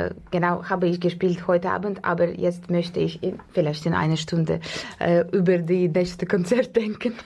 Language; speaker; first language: German; non-native, learner; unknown